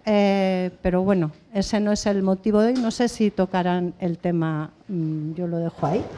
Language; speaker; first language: Spanish; non-native, local second language; Basque